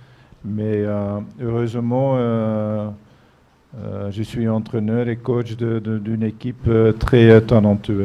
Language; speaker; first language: French; non-native, fluent; Dutch